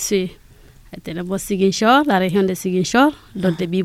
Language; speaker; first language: Spanish; non-native, learner; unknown